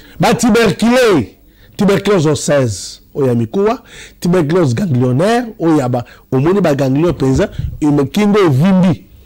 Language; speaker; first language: Lingala; non-native, local second language; Luba-Lulua